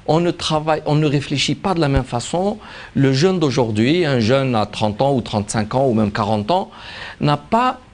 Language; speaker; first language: French; non-native, local second language; Arabic